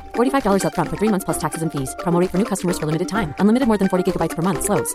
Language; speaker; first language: English; native; English